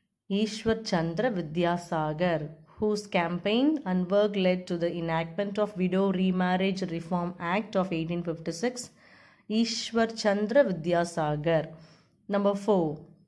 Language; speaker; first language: English; non-native, local second language; Tamil